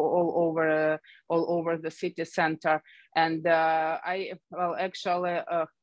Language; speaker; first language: English; non-native, fluent; Ukrainian